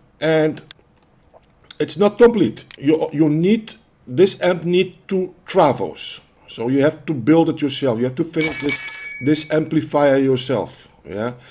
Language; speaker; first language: English; non-native, fluent; Dutch